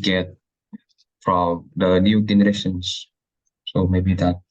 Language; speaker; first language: English; non-native, learner; Indonesian